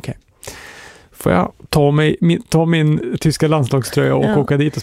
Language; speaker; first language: Swedish; native; Swedish